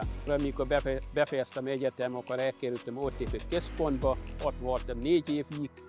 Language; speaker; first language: Hungarian; non-native, fluent; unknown